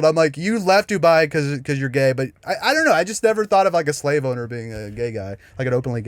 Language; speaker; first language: English; native; English